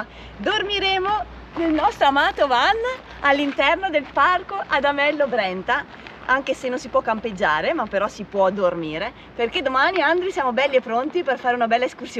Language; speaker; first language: Italian; native; Italian